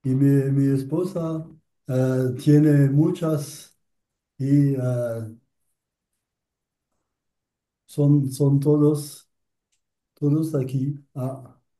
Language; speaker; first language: Spanish; non-native, learner; French